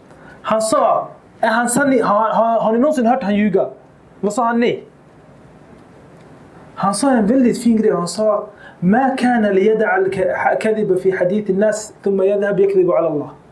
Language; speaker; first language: Swedish; early bilingual, other home language; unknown